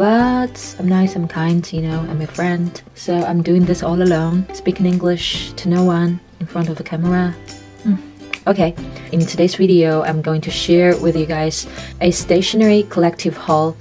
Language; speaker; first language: English; non-native, fluent; Chinese